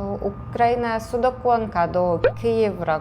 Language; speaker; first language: Korean; non-native, fluent; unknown